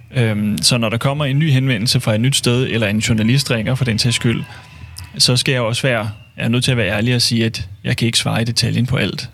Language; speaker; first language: Danish; native; Danish